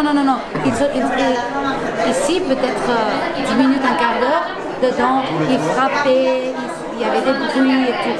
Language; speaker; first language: French; non-native, learner; Catalan